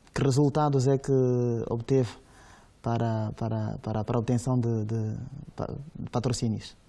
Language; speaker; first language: Portuguese; native; Portuguese